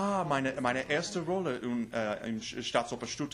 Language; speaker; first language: German; non-native, learner; English